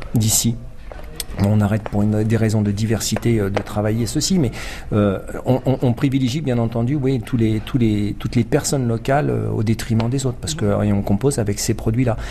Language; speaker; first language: French; native; French